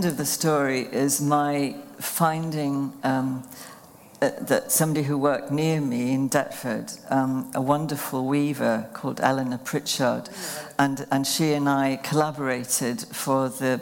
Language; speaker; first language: English; native; English